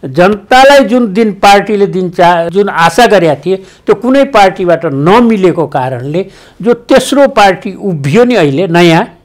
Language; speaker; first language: Nepali; native; Nepali